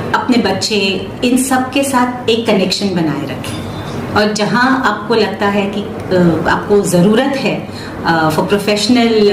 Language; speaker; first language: Hindi; native; Hindi